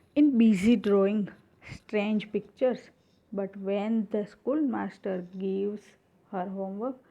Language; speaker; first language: English; non-native, local second language; Gujarati